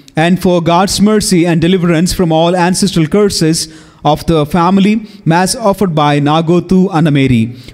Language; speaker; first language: English; non-native, local second language; Telugu